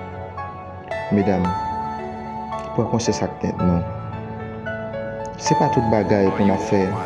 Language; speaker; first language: French; non-native, learner; Haitian Creole